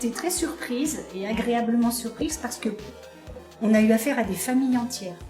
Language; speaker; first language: French; native; French